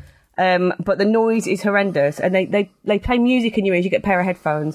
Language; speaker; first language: English; native; English